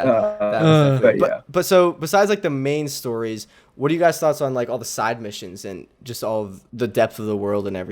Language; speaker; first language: English; native; English